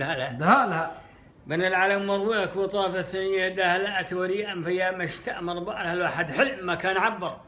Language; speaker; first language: Arabic; native; Arabic